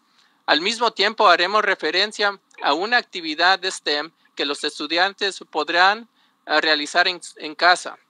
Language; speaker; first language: Spanish; early bilingual, heritage; Spanish